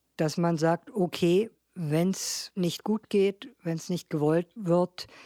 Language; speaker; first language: German; native; German